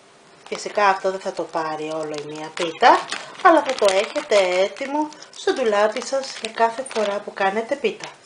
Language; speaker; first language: Greek; native; Greek